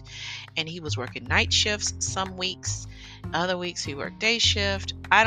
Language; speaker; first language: English; native; English